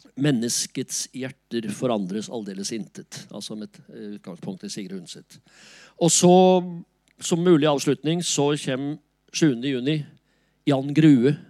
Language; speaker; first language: Norwegian; native; Norwegian